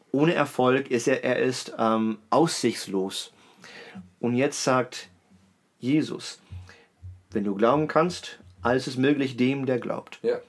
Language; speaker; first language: German; native; German